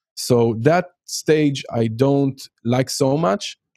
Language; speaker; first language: English; non-native, fluent; Hebrew